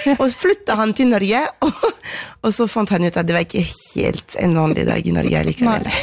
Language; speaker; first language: Norwegian; non-native, fluent; French